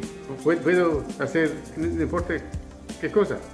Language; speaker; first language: Spanish; non-native, learner; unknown